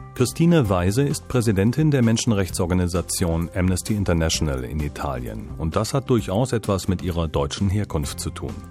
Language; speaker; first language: German; native; German